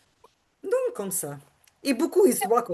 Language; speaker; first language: French; non-native, learner; Ukrainian